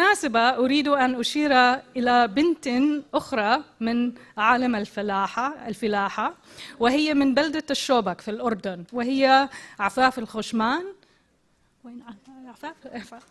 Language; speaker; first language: Arabic; non-native, fluent; English